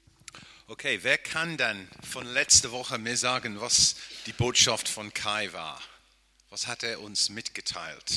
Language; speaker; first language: German; non-native, fluent; English